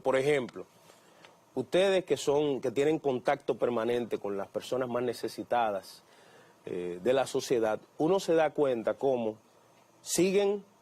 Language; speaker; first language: Spanish; native; Spanish